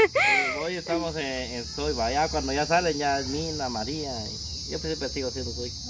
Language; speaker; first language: Spanish; native; Spanish